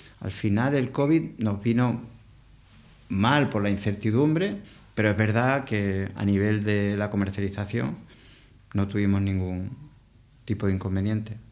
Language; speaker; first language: Spanish; native; Spanish